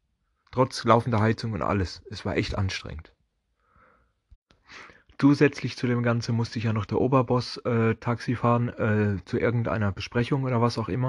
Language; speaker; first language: German; native; German